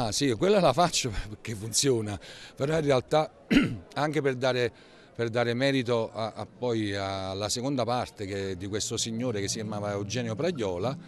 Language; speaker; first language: Italian; native; Italian